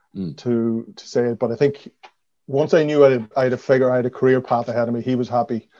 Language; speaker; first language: English; native; English